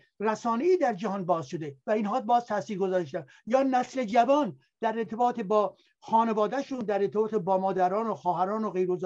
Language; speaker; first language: Persian; native; Persian